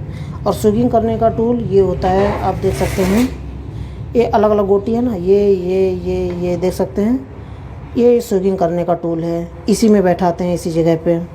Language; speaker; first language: Hindi; native; Hindi